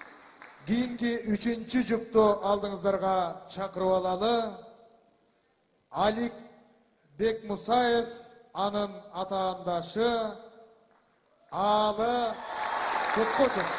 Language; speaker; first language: Kyrgyz; native; Kyrgyz